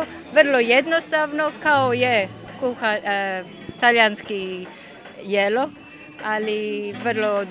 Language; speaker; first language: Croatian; non-native, learner; Italian